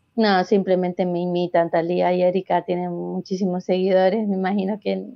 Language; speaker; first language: Spanish; native; Spanish